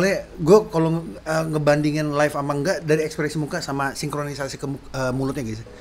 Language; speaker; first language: Indonesian; native; Indonesian